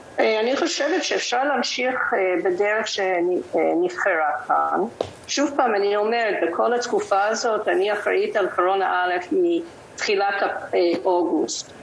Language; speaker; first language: Hebrew; non-native, fluent; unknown